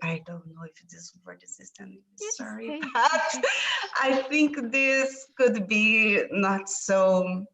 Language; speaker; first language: English; non-native, learner; Portuguese